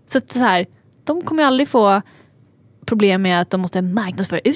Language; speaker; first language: Swedish; native; Swedish